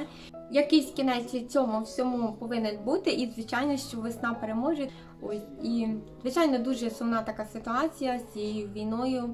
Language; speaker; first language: Ukrainian; native; Ukrainian